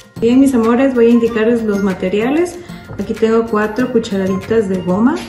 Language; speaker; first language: Spanish; native; Spanish